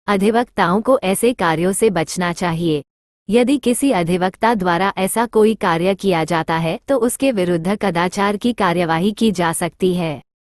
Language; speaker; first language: Hindi; native; Hindi